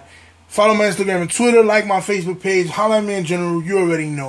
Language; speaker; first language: English; native; English